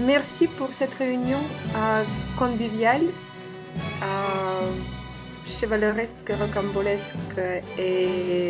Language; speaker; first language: French; non-native, fluent; Russian